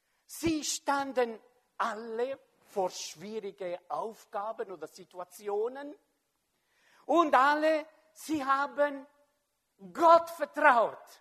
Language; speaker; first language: German; non-native, fluent; French